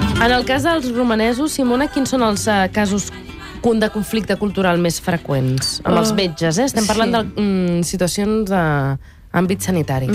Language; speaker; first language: Catalan; native; Catalan